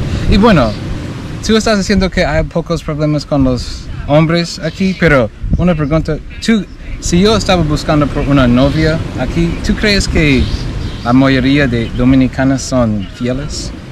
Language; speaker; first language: Spanish; non-native, learner; English